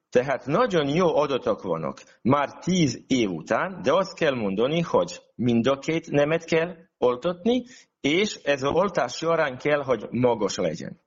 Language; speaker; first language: Hungarian; non-native, local second language; Serbian